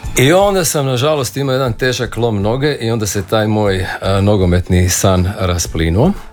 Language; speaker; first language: Serbian; native; Serbian